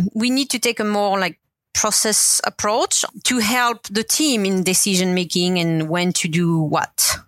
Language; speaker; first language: English; non-native, fluent; French